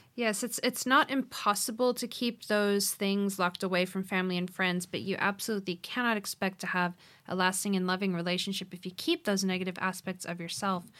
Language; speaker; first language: English; native; English